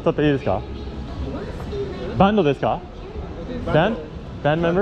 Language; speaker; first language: Japanese; non-native, learner; English